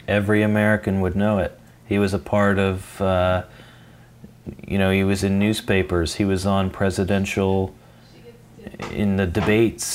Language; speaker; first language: English; native; English